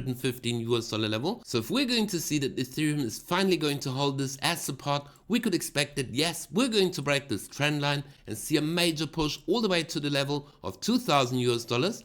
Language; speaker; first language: English; non-native, fluent; German